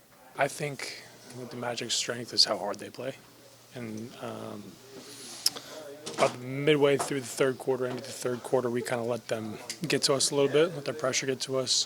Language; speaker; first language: English; native; English